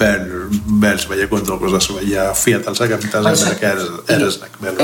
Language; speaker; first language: Hungarian; non-native, fluent; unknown